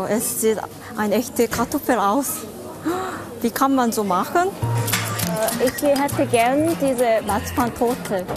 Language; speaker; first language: German; non-native, learner; Korean